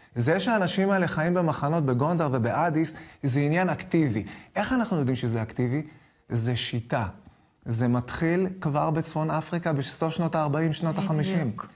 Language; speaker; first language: Hebrew; native; Hebrew